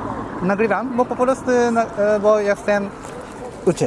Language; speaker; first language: Polish; non-native, learner; Japanese